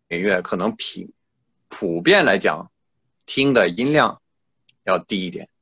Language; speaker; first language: Chinese; non-native, fluent; French